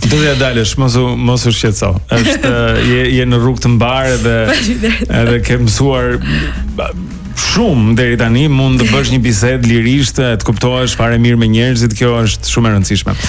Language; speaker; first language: Albanian; native; Albanian